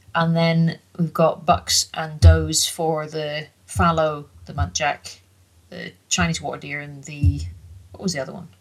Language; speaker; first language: English; native; English